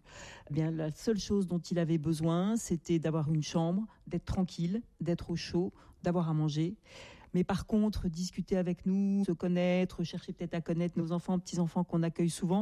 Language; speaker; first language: French; native; French